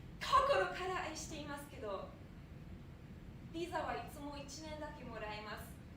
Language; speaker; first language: Japanese; non-native, fluent; German